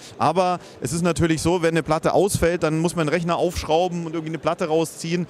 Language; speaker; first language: German; native; German